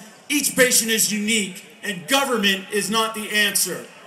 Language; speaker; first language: English; native; English